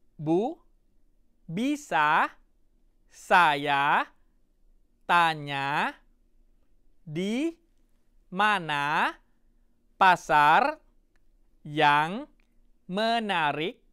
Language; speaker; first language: Indonesian; non-native, fluent; Thai